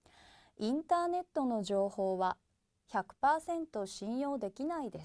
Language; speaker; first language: Japanese; native; Japanese